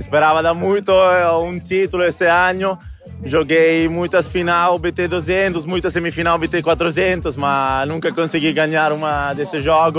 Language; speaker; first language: Portuguese; non-native, fluent; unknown